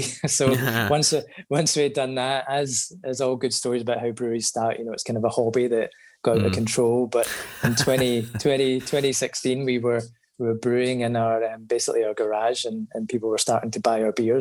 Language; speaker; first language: English; native; English